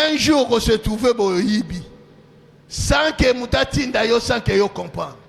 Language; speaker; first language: French; non-native, local second language; Lingala